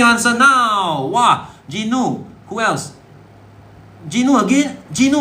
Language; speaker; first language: English; non-native, local second language; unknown